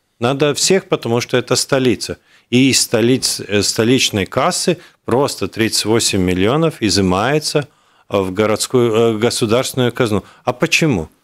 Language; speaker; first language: Russian; non-native, local second language; Latvian